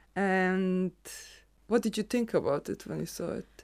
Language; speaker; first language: English; non-native, fluent; Serbian